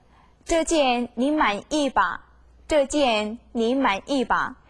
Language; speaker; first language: Chinese; non-native, fluent; Korean